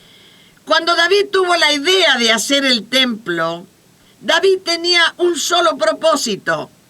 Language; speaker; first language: Spanish; native; Spanish